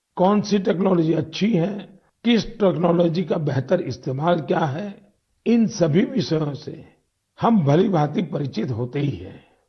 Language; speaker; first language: Hindi; non-native, local second language; Gujarati